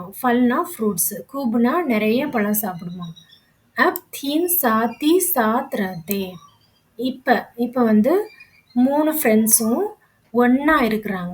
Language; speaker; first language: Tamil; native; Tamil